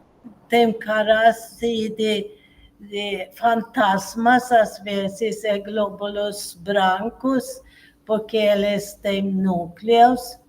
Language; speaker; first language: Portuguese; non-native, fluent; Swedish